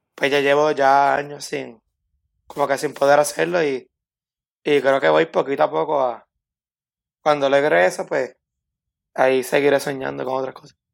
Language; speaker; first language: Spanish; native; Spanish